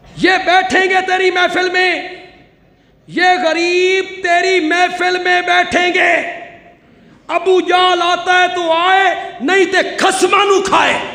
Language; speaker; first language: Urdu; non-native, local second language; Punjabi